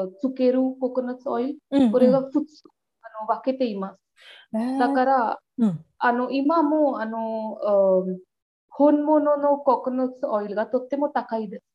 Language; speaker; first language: Japanese; non-native, learner; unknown